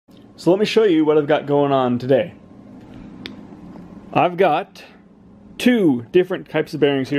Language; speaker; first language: English; native; English